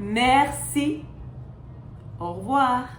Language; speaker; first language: French; non-native, fluent; English